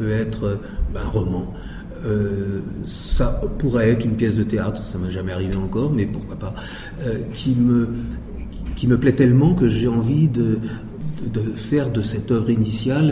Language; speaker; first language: French; native; French